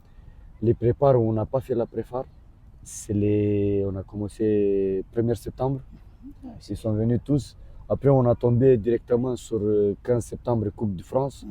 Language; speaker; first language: French; non-native, learner; Romanian